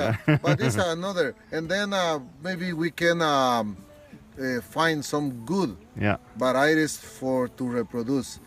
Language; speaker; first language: English; non-native, learner; Spanish